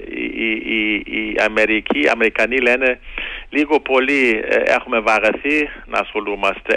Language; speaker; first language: Greek; non-native, fluent; German